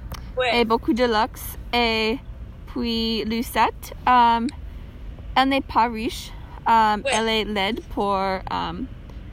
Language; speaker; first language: French; non-native, learner; English